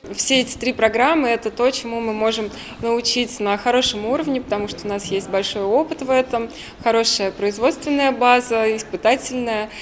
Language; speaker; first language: Russian; native; Russian